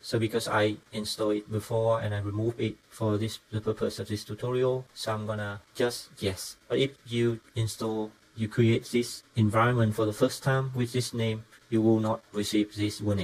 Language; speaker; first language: English; non-native, fluent; Vietnamese